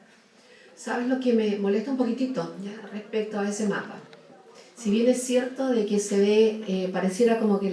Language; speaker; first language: Spanish; native; Spanish